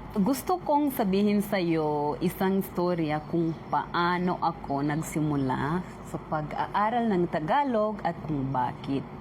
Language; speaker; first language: Filipino; non-native, fluent; Swahili